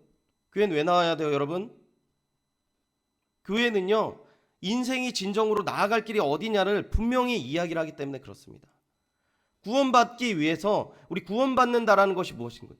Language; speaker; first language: Korean; native; Korean